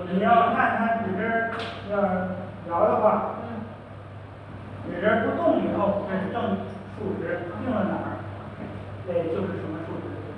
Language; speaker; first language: Chinese; native; Chinese